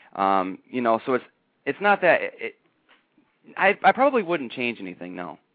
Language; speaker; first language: English; native; English